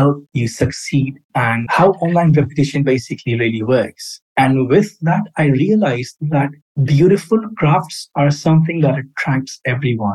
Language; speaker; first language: English; non-native, local second language; Urdu